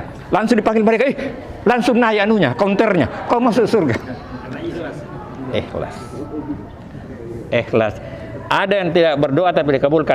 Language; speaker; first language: Indonesian; native; Indonesian